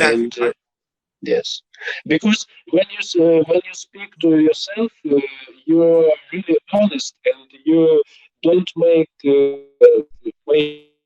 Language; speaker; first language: English; non-native, learner; Belarusian